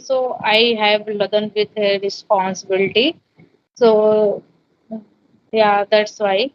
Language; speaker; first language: English; non-native, learner; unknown